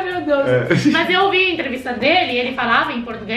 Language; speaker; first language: Portuguese; non-native, fluent; Chinese